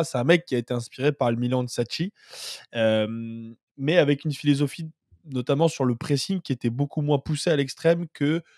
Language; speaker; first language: French; native; French